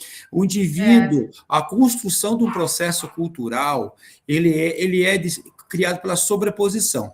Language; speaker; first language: Portuguese; native; Portuguese